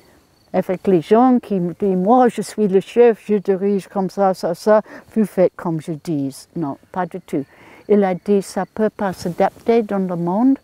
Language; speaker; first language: French; non-native, learner; English